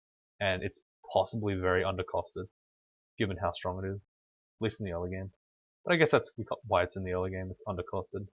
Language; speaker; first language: English; native; English